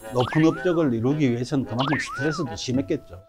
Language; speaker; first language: Korean; native; Korean